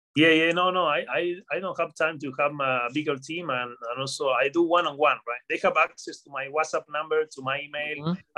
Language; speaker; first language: English; non-native, fluent; Spanish